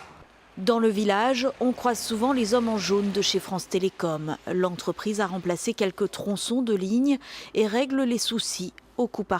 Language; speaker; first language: French; native; French